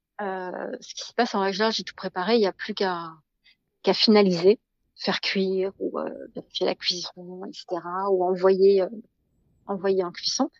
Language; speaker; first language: French; native; French